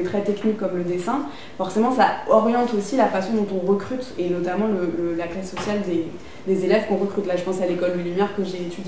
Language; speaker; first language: French; native; French